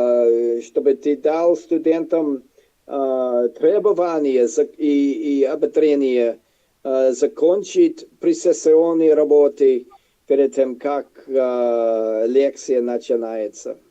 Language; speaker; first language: Russian; non-native, fluent; English